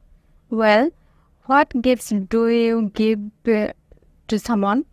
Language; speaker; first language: English; non-native, learner; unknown